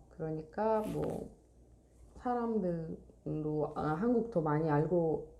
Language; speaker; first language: Korean; non-native, fluent; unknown